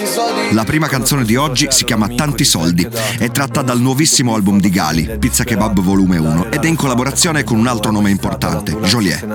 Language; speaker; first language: Italian; native; Italian